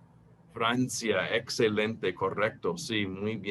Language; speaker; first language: Spanish; non-native, fluent; English